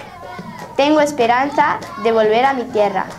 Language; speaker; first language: Spanish; non-native, local second language; Arabic